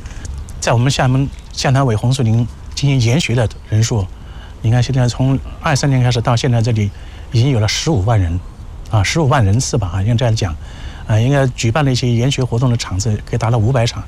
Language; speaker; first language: Chinese; native; Chinese